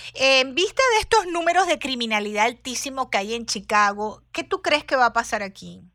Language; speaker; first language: Spanish; native; Spanish